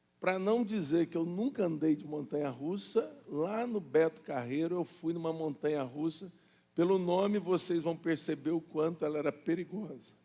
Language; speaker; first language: Portuguese; native; Portuguese